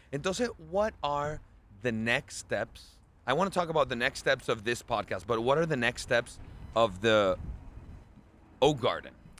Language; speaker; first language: English; early bilingual, other home language; Spanish